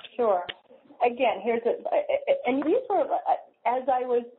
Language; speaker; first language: English; native; English